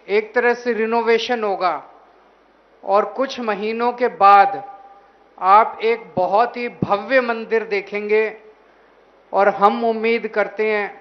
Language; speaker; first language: Hindi; native; Hindi